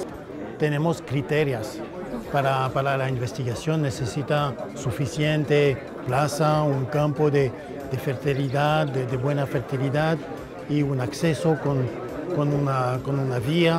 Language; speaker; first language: Spanish; non-native, fluent; French